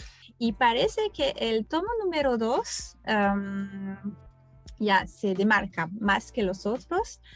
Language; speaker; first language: Spanish; non-native, fluent; French